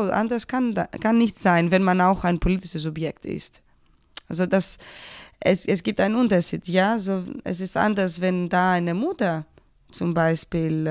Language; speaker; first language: German; non-native, fluent; Greek